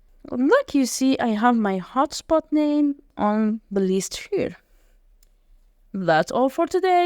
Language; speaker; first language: English; non-native, fluent; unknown